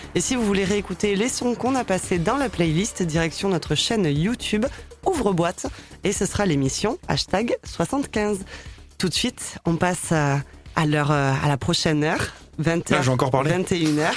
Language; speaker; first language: French; native; French